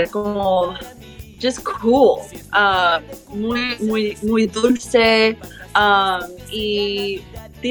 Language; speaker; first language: Spanish; early bilingual, heritage; English